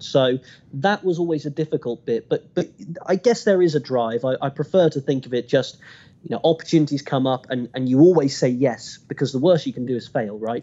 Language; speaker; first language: English; native; English